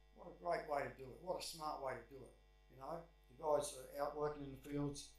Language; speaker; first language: English; native; English